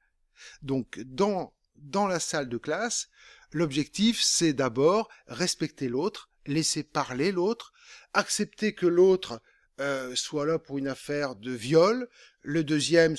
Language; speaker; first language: French; native; French